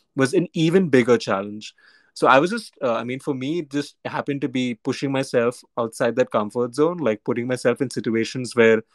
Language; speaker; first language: English; non-native, local second language; Hindi